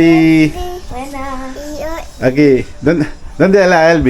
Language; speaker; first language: Spanish; non-native, learner; Filipino